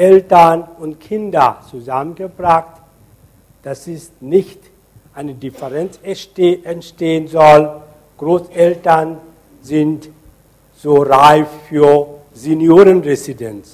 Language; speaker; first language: German; non-native, fluent; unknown